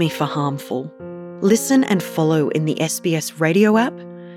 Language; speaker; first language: English; native; English